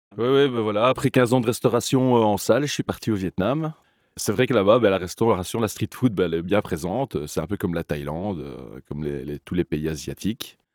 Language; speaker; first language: French; native; French